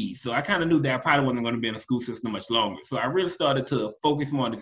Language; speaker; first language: English; native; English